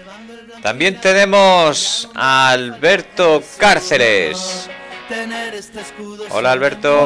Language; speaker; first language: Spanish; native; Spanish